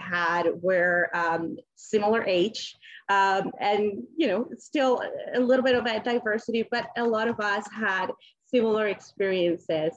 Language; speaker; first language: English; non-native, fluent; Spanish